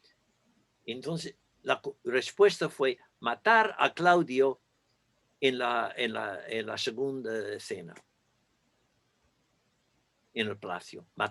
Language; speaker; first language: Spanish; non-native, fluent; English